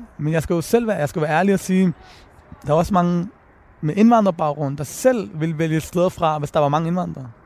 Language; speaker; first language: Danish; early bilingual, other home language; Persian